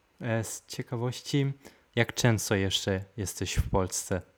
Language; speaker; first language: Polish; non-native, fluent; German